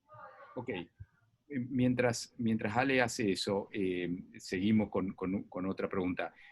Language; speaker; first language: Spanish; native; Spanish